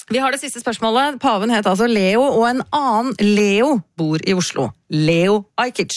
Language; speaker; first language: Norwegian; native; Norwegian